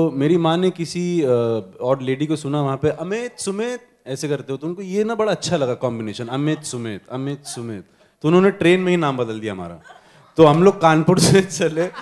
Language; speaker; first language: Hindi; native; Hindi